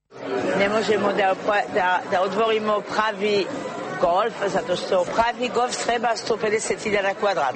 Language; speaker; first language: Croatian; non-native, learner; French